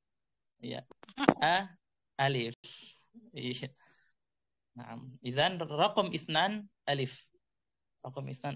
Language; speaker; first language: Arabic; non-native, fluent; Indonesian